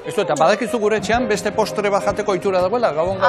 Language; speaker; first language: Basque; native; Basque